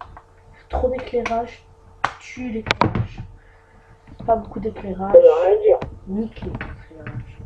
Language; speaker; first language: French; native; French